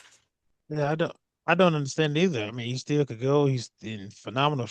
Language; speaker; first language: English; native; English